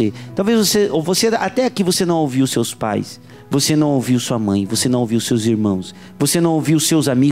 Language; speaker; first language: Portuguese; native; Portuguese